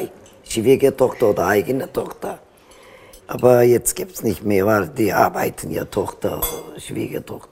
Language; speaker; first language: German; non-native, learner; Turkish